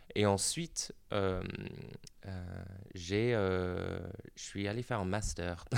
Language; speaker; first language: French; non-native, fluent; English